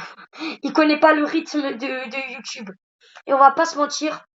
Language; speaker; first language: French; native; French